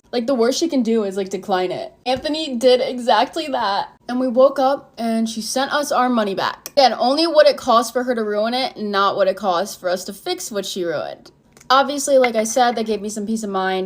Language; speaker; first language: English; native; English